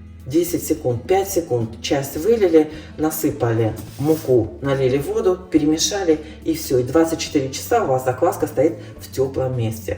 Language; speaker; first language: Russian; native; Russian